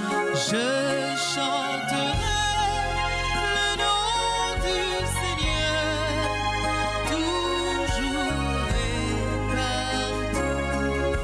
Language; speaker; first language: French; non-native, local second language; Haitian Creole